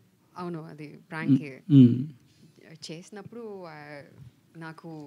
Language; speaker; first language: Telugu; non-native, fluent; Tamil